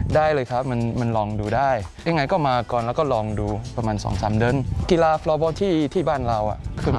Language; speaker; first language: Thai; non-native, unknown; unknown